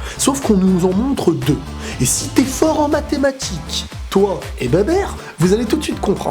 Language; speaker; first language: French; native; French